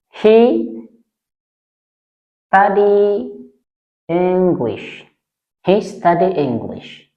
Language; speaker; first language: English; non-native, fluent; Indonesian